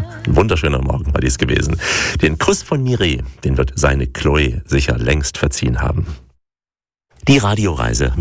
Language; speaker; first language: German; native; German